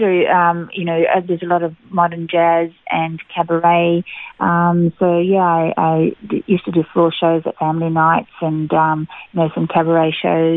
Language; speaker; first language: English; native; English